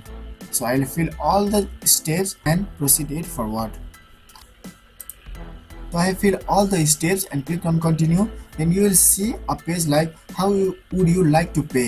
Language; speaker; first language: English; non-native, local second language; Nepali